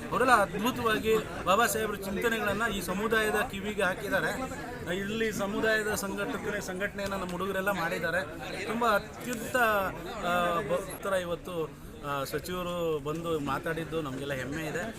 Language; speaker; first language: Kannada; non-native, local second language; Lambadi